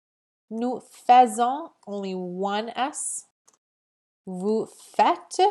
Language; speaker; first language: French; non-native, fluent; English